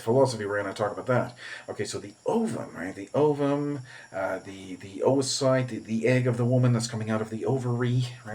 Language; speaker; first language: English; native; English